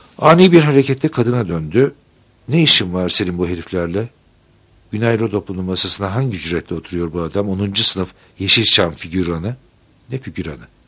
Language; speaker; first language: Turkish; native; Turkish